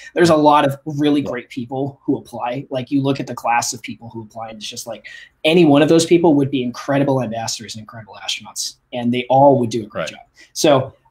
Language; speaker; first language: English; native; English